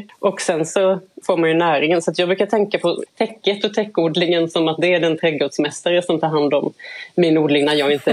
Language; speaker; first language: Swedish; native; Swedish